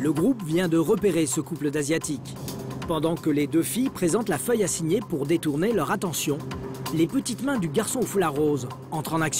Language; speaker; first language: French; native; French